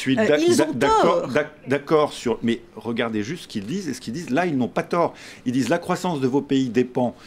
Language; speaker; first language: French; native; French